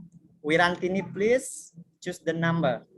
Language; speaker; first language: English; non-native, fluent; Indonesian